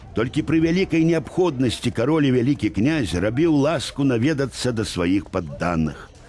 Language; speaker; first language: Belarusian; native; Belarusian